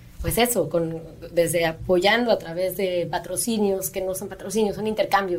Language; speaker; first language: Spanish; native; Spanish